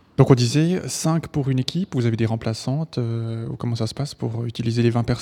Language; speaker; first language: French; native; French